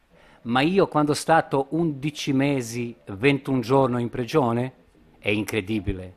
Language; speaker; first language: Italian; non-native, learner; Bosnian